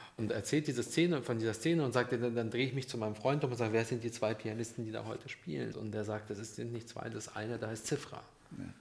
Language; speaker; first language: German; early bilingual, other home language; Russian